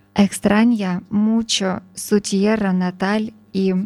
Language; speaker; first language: Spanish; non-native, learner; Ukrainian